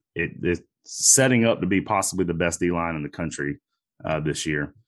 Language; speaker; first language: English; native; English